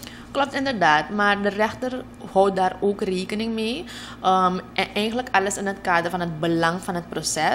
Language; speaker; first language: Dutch; native; Dutch